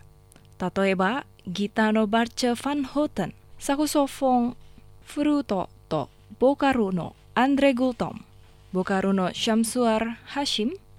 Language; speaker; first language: Japanese; non-native, learner; Indonesian